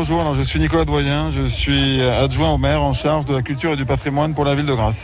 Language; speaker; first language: French; native; French